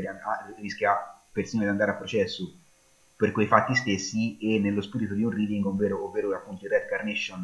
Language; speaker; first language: Italian; native; Italian